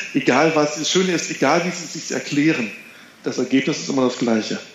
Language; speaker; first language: German; native; German